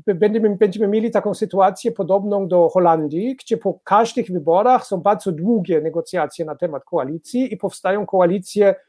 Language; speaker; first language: Polish; non-native, fluent; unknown